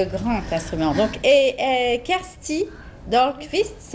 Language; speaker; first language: French; native; French